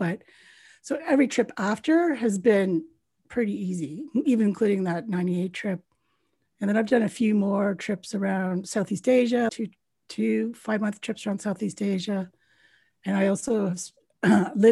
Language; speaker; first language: English; native; English